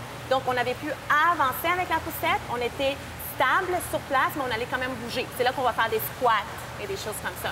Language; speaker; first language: French; native; French